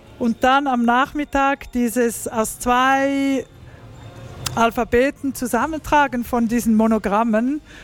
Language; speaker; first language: German; native; German